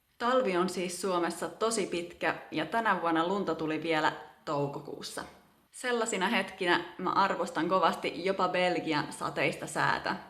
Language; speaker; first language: Finnish; native; Finnish